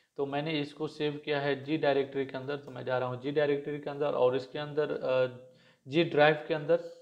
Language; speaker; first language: Hindi; native; Hindi